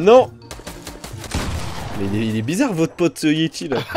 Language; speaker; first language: French; native; French